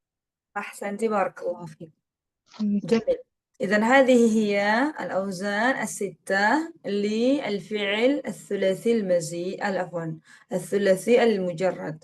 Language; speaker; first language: Arabic; non-native, fluent; Indonesian